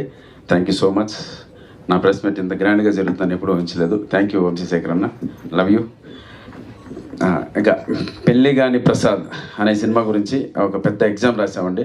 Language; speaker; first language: Telugu; native; Telugu